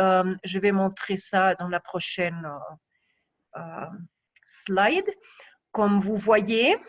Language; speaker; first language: French; non-native, fluent; Spanish